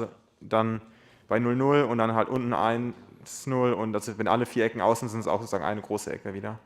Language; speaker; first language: German; native; German